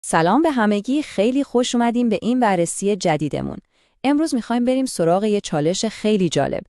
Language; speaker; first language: Persian; native; Persian